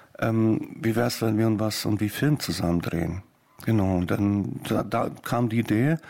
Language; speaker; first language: German; non-native, fluent; Bosnian